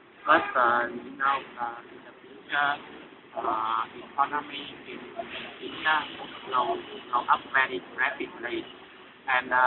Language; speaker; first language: English; non-native, learner; Vietnamese